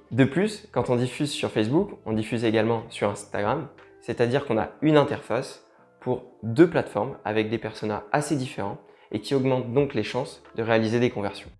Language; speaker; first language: French; native; French